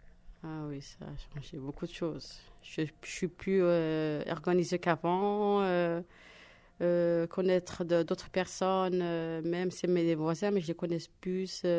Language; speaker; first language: French; non-native, fluent; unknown